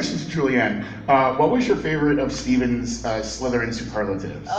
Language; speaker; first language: English; native; English